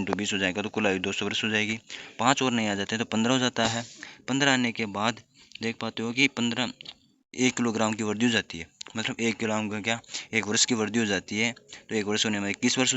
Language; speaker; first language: Hindi; native; Hindi